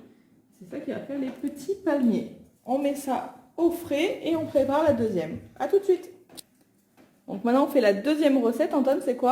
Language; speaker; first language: French; native; French